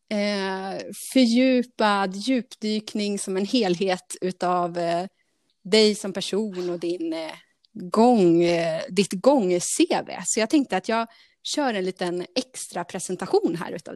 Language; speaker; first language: Swedish; native; Swedish